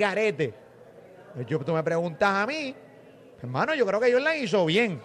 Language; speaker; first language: Spanish; native; Spanish